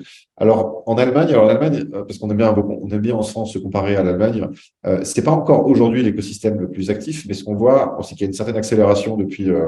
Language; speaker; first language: French; native; French